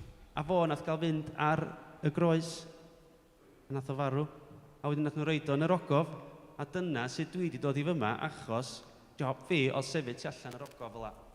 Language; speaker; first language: Welsh; native; Welsh